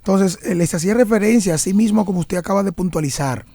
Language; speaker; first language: Spanish; native; Spanish